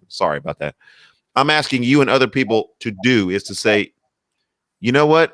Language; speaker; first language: English; native; English